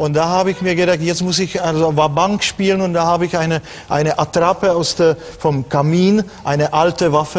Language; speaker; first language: German; non-native, fluent; Czech